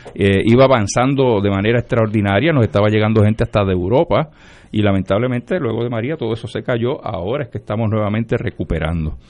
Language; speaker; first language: Spanish; native; Spanish